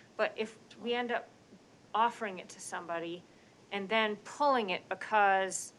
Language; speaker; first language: English; native; English